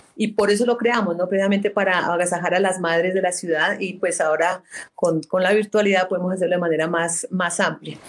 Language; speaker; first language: Spanish; native; Spanish